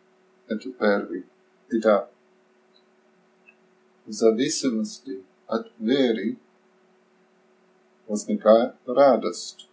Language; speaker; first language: Russian; non-native, fluent; English